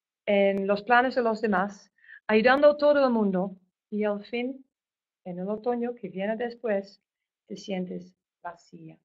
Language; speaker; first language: Spanish; non-native, fluent; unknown